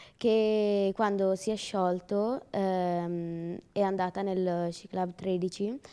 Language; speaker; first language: Italian; native; Italian